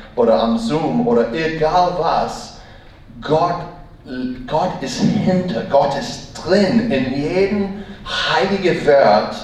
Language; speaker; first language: German; non-native, learner; English